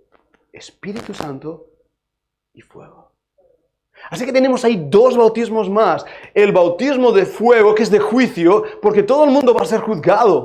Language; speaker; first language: Spanish; native; Spanish